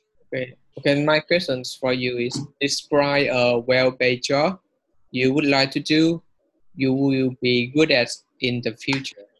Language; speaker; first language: English; non-native, learner; Vietnamese